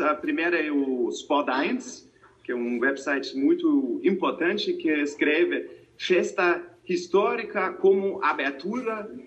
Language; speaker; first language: Portuguese; non-native, fluent; German